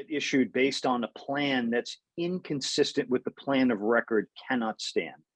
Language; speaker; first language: English; native; English